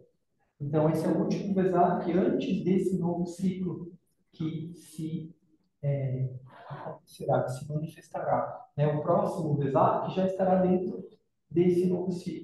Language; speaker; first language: Portuguese; native; Portuguese